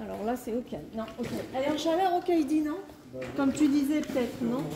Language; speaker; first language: French; native; French